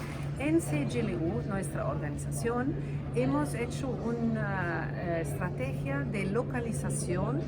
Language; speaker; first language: Spanish; non-native, fluent; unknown